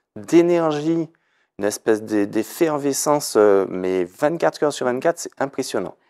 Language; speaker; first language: French; native; French